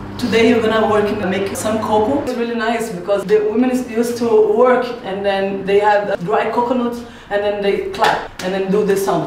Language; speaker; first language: English; non-native, learner; Portuguese